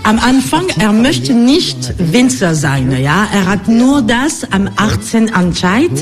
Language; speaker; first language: German; non-native, fluent; French